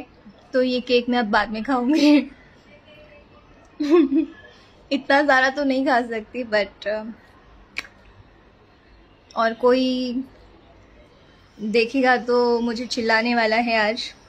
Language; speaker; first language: Hindi; native; Hindi